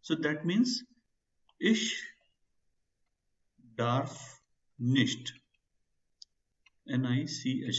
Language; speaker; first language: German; non-native, fluent; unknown